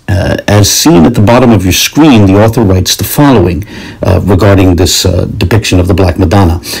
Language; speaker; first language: English; native; English